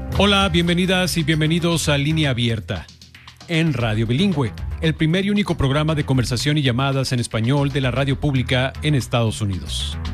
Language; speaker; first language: Spanish; native; Spanish